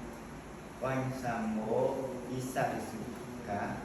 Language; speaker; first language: Japanese; non-native, learner; Vietnamese